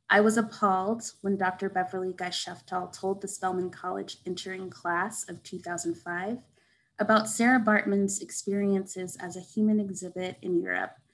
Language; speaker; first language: English; native; English